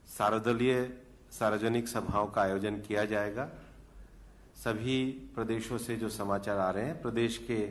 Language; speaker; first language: Hindi; native; Hindi